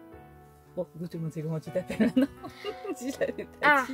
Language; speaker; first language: French; native; French